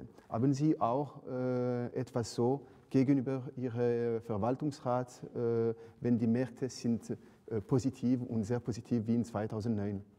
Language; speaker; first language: German; non-native, fluent; French